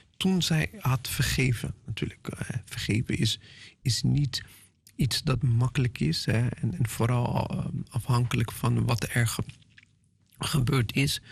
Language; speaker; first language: Dutch; non-native, fluent; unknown